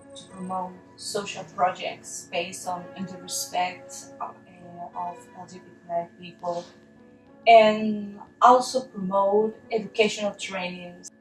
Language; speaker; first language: English; non-native, fluent; Spanish